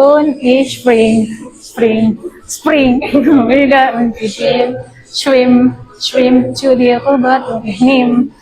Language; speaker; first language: German; non-native, learner; Indonesian